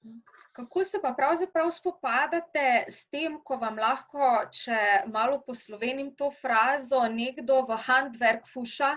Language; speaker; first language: Slovenian; native; Slovenian